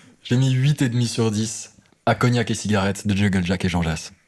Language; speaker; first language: French; native; French